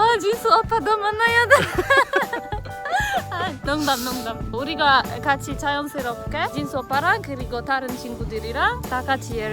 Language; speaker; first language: Korean; non-native, fluent; Polish